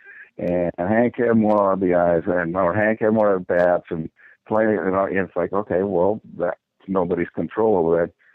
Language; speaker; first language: English; native; English